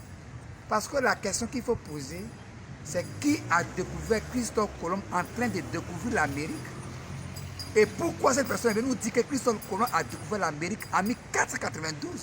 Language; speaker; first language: French; native; French